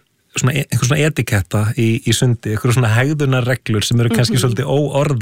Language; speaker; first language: Icelandic; native; Icelandic